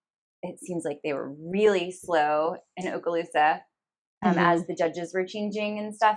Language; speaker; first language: English; native; English